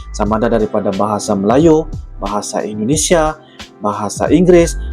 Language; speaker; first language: Malay; native; Malay